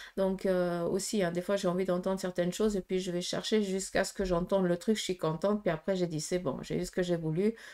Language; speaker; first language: French; early bilingual, other home language; Portuguese